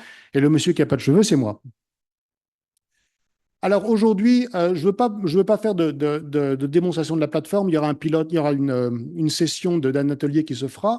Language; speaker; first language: French; native; French